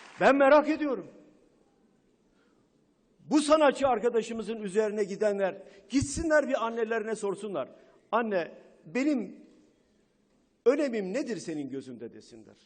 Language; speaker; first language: Turkish; native; Turkish